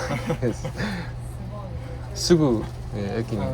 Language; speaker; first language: Japanese; non-native, learner; Korean